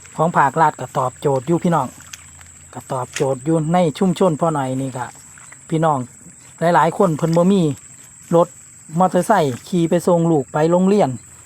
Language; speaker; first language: Thai; native; Thai